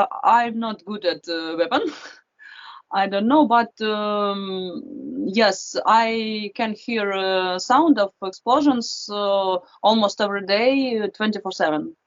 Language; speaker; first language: English; non-native, fluent; Russian